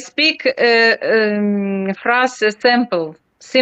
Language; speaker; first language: English; non-native, learner; Ukrainian